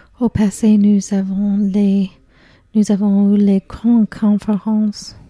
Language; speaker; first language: French; non-native, learner; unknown